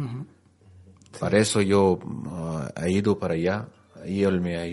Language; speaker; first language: Spanish; non-native, learner; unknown